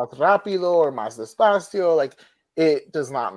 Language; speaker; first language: Spanish; early bilingual, heritage; Spanish